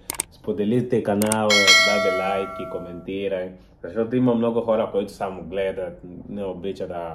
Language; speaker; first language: Bulgarian; non-native, learner; Portuguese